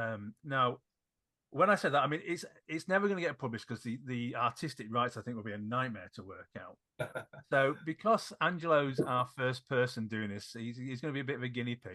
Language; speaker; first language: English; native; English